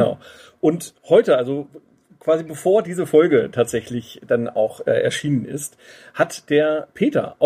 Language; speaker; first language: German; native; German